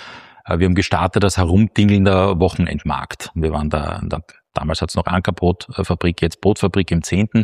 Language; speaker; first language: German; native; German